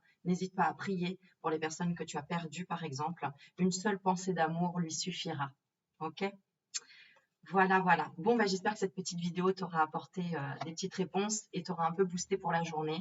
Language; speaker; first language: French; native; French